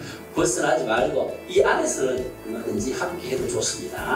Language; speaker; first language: Korean; native; Korean